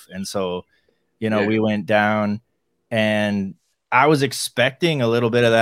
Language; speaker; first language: English; native; English